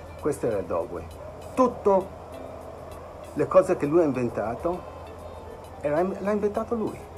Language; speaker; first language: Italian; non-native, fluent; Yoruba